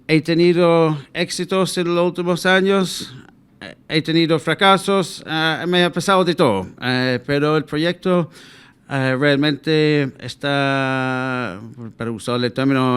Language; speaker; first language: Spanish; non-native, fluent; English